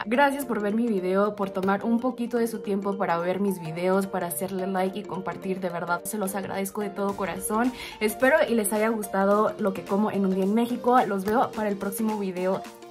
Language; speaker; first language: Spanish; early bilingual, heritage; Spanish